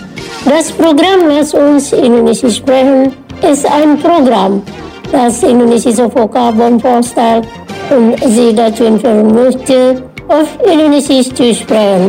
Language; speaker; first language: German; non-native, learner; Indonesian